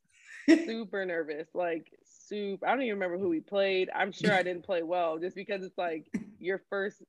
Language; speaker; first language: English; native; English